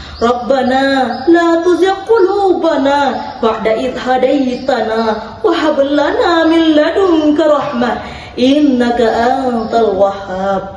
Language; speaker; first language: Arabic; non-native, learner; Indonesian